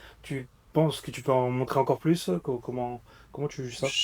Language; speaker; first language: French; native; French